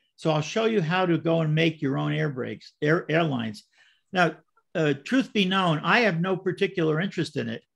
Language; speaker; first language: English; native; English